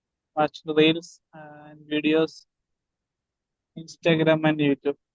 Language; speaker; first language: English; non-native, learner; Malayalam